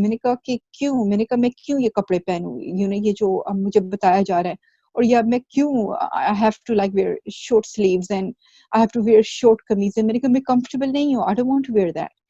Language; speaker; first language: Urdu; early bilingual, heritage; Urdu